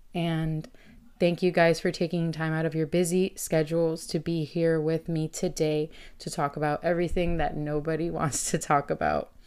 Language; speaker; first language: English; early bilingual, other home language; Spanish